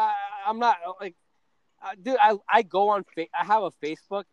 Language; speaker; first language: English; non-native, fluent; Spanish